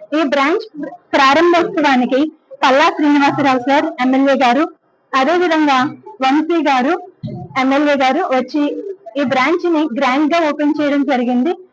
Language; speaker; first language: Telugu; native; Telugu